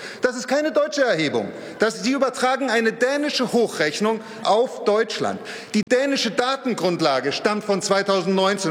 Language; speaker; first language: German; native; German